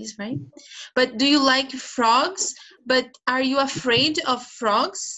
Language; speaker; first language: English; non-native, fluent; Portuguese